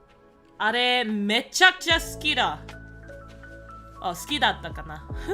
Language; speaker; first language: Japanese; non-native, learner; English